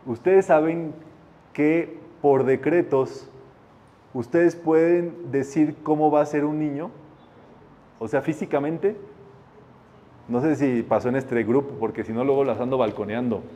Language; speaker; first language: Spanish; native; Spanish